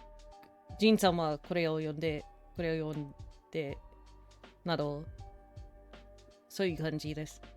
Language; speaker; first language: Japanese; non-native, learner; English